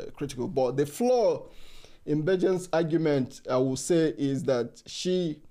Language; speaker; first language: English; non-native, local second language; Igbo